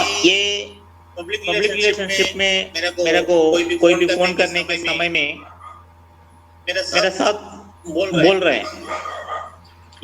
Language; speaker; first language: Hindi; non-native, local second language; Telugu